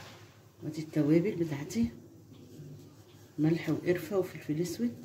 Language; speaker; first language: Arabic; native; Arabic